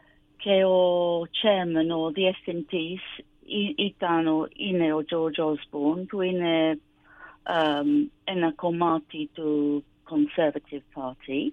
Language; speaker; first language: Greek; non-native, learner; English